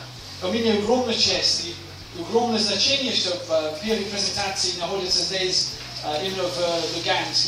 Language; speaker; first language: Russian; non-native, learner; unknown